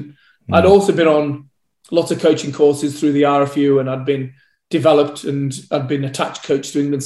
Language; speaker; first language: English; native; English